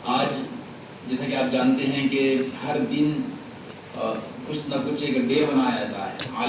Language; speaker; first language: Urdu; native; Urdu